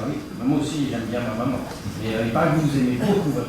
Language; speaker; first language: French; native; French